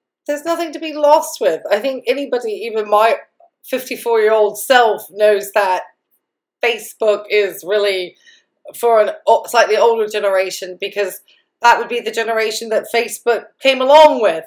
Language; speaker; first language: English; native; English